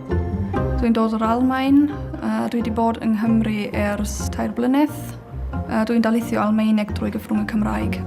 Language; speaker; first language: Welsh; non-native, fluent; German